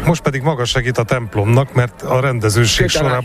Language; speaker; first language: Hungarian; native; Hungarian